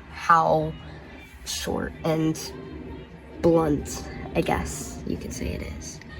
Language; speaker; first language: English; native; English